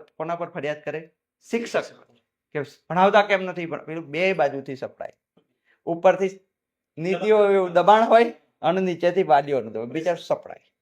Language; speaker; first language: Gujarati; native; Gujarati